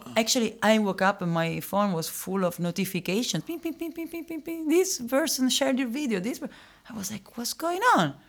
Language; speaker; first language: English; non-native, fluent; Italian